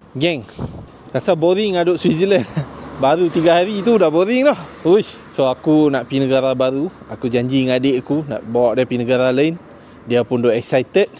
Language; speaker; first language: Malay; native; Malay